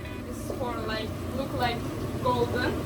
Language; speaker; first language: English; non-native, learner; Uzbek